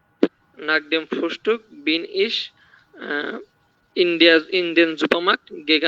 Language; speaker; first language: German; non-native, learner; Bangla